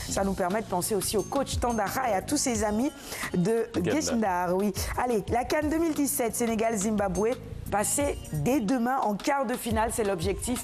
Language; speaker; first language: French; non-native, local second language; Wolof